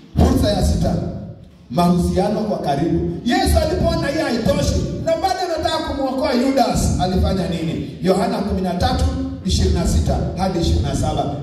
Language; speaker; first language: Swahili; non-native, local second language; Kalenjin